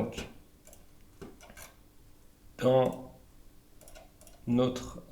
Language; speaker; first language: French; native; French